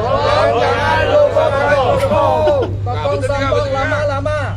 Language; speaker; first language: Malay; non-native, local second language; Cantonese